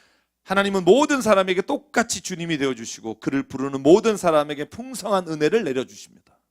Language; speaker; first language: Korean; native; Korean